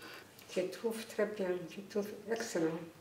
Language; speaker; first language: French; non-native, learner; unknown